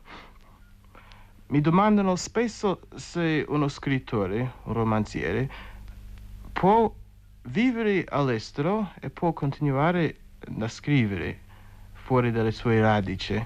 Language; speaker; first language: Italian; non-native, fluent; English